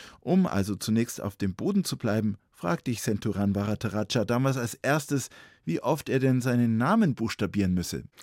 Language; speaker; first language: German; native; German